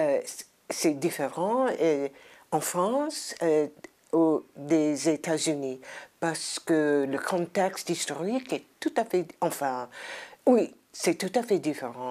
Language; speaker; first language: French; non-native, fluent; English